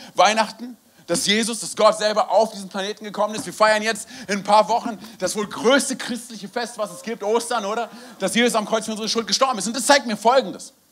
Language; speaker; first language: German; native; German